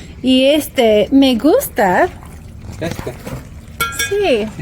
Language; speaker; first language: Spanish; non-native, learner; English